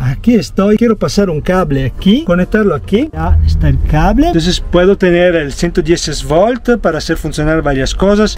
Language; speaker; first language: Spanish; non-native, fluent; Italian